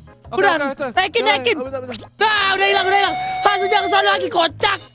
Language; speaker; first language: Indonesian; native; Indonesian